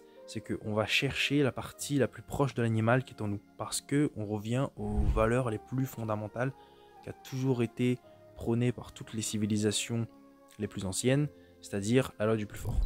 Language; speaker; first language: French; native; French